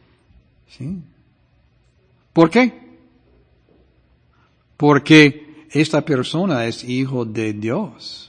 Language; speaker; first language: Spanish; non-native, fluent; English